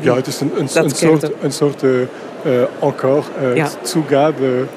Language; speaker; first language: Dutch; non-native, local second language; French